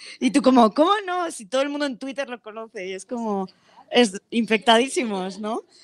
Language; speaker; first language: Spanish; native; Spanish